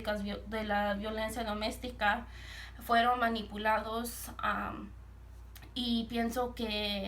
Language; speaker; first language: Spanish; early bilingual, heritage; Spanish